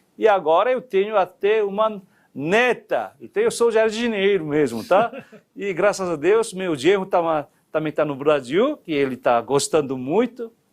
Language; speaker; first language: Portuguese; non-native, fluent; Korean